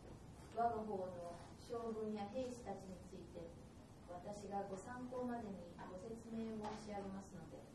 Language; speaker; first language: Japanese; native; Japanese